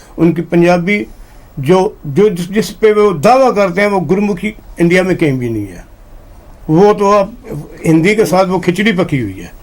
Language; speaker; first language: Urdu; native; Urdu